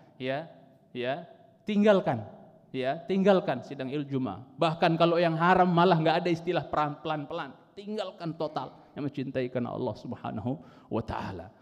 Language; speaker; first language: Indonesian; non-native, local second language; Sundanese